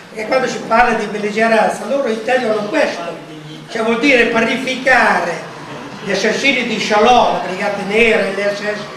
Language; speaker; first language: Italian; native; Italian